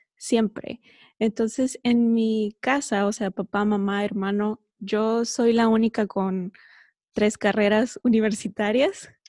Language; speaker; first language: Spanish; early bilingual, heritage; Spanish